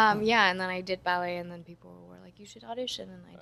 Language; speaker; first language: English; non-native, fluent; Dutch